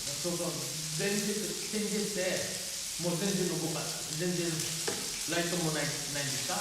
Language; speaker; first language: Japanese; non-native, fluent; Filipino